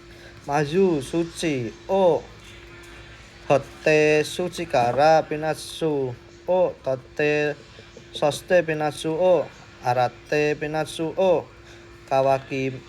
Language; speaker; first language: Japanese; non-native, learner; Indonesian